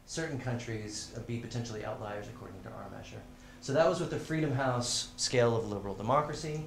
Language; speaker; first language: English; native; English